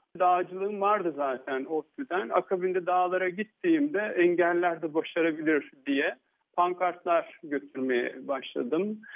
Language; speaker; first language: Turkish; native; Turkish